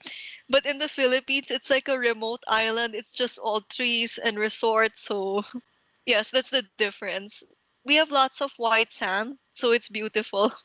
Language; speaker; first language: English; non-native, local second language; Filipino